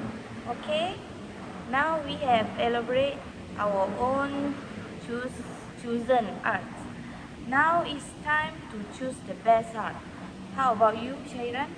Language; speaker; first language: English; non-native, learner; Malay